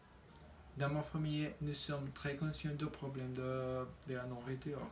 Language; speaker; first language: French; non-native, learner; Spanish